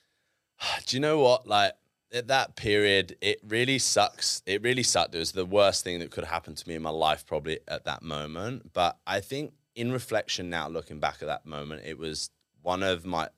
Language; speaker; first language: English; native; English